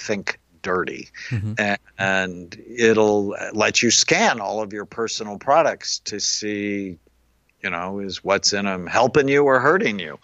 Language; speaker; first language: English; native; English